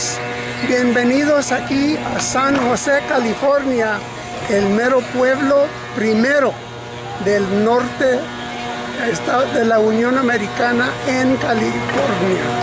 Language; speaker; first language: Spanish; early bilingual, other home language; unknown